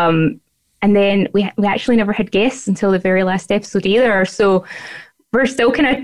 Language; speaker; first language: English; native; English